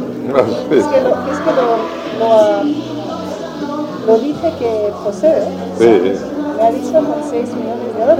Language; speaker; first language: Spanish; non-native, fluent; German